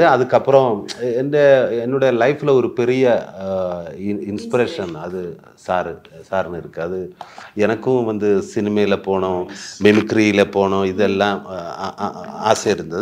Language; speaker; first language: Tamil; non-native, learner; Malayalam